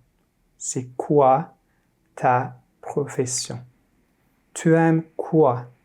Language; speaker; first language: French; non-native, fluent; Turkish